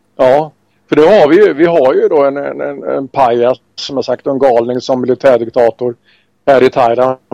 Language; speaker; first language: Swedish; native; Swedish